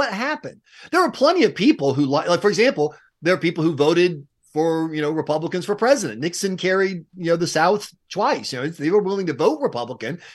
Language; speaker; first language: English; native; English